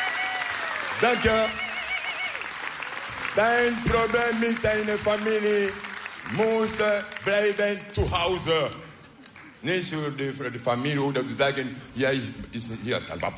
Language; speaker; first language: Dutch; non-native, learner; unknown